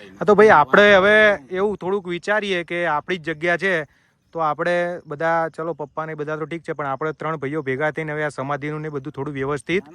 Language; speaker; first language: Gujarati; native; Gujarati